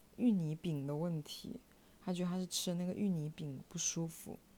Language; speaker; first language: Chinese; native; Chinese